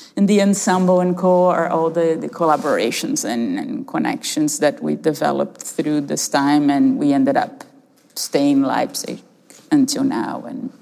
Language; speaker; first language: English; early bilingual, other home language; Portuguese